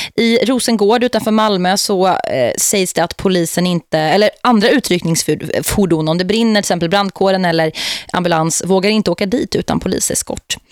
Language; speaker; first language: Swedish; native; Swedish